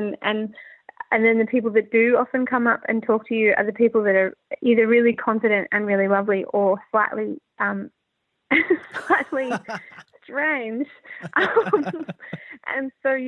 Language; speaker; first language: English; native; English